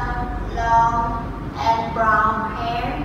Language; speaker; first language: English; non-native, learner; Vietnamese